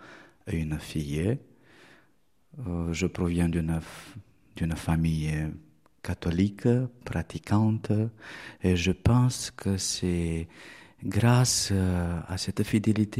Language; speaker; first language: French; non-native, fluent; Romanian